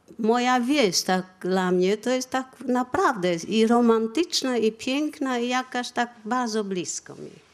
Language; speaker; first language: Polish; non-native, fluent; Vietnamese